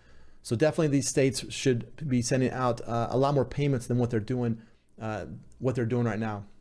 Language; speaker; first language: English; native; English